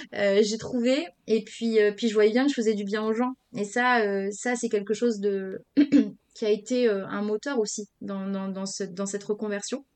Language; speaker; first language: French; native; French